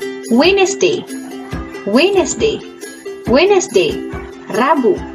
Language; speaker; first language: English; non-native, fluent; Indonesian